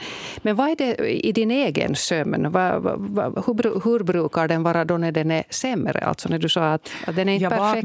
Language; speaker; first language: Swedish; native; Swedish